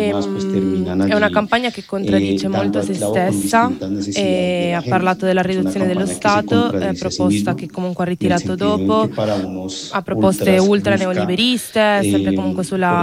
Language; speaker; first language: Italian; non-native, fluent; Spanish